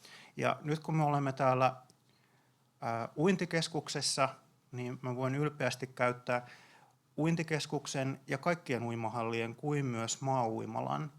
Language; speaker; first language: Finnish; native; Finnish